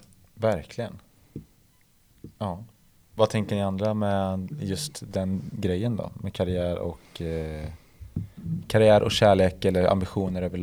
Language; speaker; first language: Swedish; native; Swedish